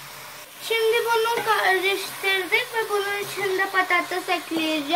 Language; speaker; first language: Turkish; non-native, learner; Urdu